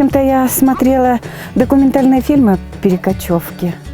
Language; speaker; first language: Russian; native; Russian